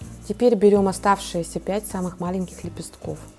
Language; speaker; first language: Russian; native; Russian